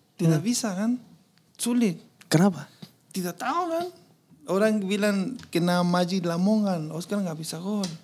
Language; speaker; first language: Indonesian; non-native, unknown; Spanish